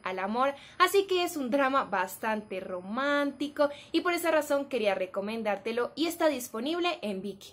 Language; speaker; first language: Spanish; native; Spanish